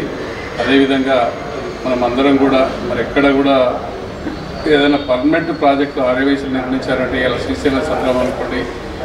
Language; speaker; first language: Telugu; native; Telugu